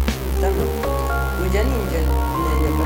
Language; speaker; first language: Turkish; non-native, learner; Spanish